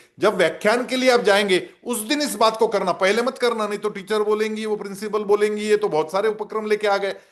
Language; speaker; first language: Hindi; non-native, local second language; Marathi